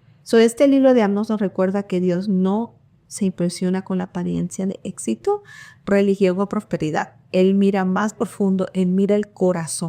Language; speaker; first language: Spanish; early bilingual, heritage; Spanish